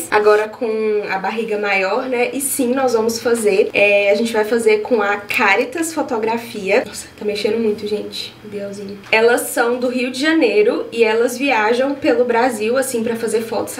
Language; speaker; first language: Portuguese; native; Portuguese